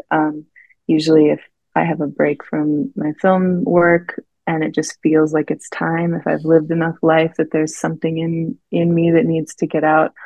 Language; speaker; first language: English; native; English